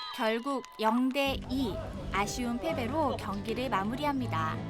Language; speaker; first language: Korean; native; Korean